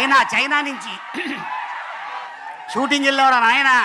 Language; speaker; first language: Telugu; native; Telugu